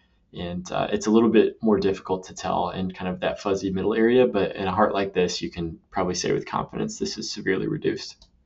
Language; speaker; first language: English; native; English